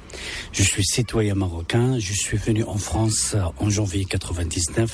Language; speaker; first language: French; non-native, local second language; Arabic